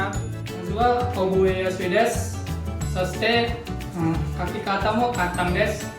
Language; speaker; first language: Japanese; non-native, learner; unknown